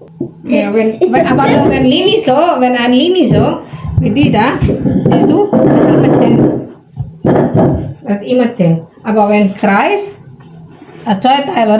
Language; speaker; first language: German; non-native, learner; Indonesian